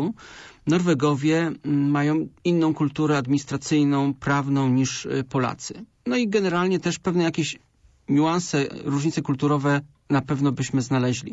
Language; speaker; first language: Polish; native; Polish